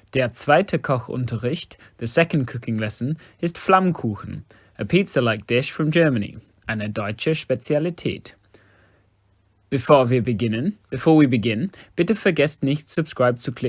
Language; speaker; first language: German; non-native, fluent; English